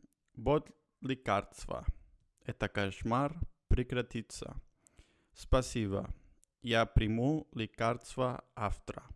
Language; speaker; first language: Russian; non-native, learner; Spanish